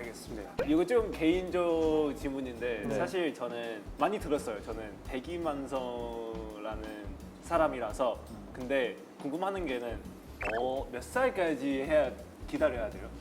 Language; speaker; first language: Korean; non-native, fluent; Chinese